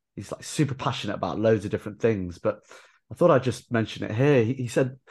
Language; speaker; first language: English; native; English